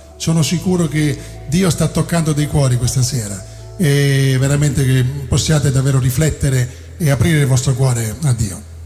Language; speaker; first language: Italian; native; Italian